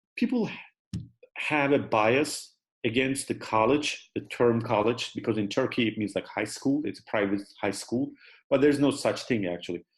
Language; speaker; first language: English; non-native, fluent; Turkish